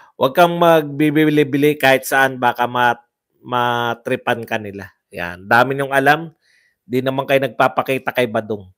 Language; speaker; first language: Filipino; non-native, local second language; Cebuano